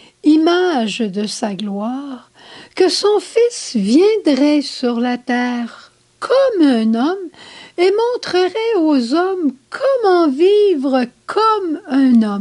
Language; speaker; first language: French; native; French